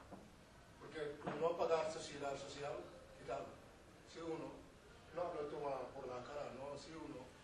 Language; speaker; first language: Spanish; non-native, learner; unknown